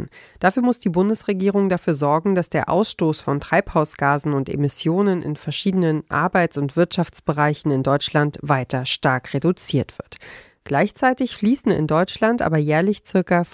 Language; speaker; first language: German; native; German